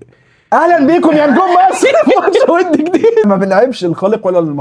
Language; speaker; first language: Arabic; native; Arabic